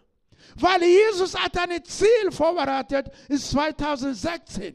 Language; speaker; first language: German; non-native, learner; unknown